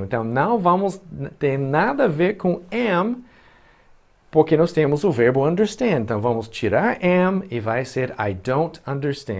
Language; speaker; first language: Portuguese; non-native, fluent; English